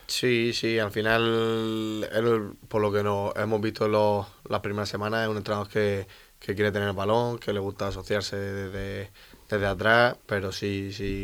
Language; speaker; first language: Spanish; native; Spanish